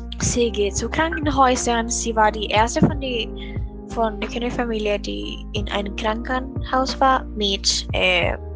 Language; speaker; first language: German; non-native, learner; Spanish